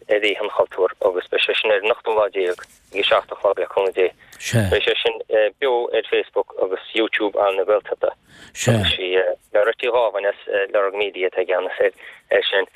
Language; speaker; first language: Irish; native; Irish